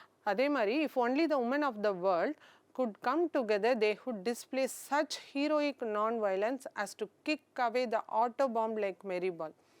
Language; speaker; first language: English; non-native, local second language; Tamil